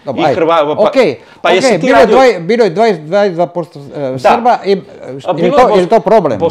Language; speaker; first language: Croatian; non-native, local second language; Italian